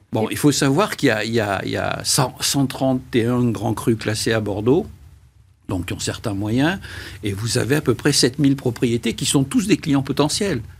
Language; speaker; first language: French; native; French